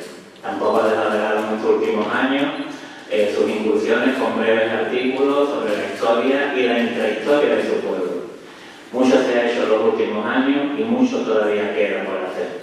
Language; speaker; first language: Spanish; native; Spanish